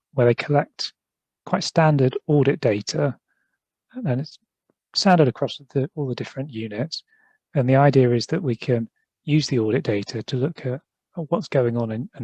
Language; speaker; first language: English; native; English